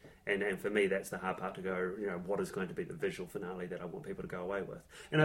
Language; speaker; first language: English; native; English